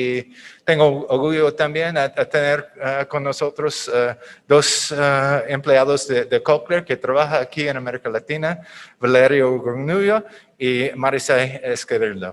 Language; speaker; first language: Spanish; non-native, fluent; English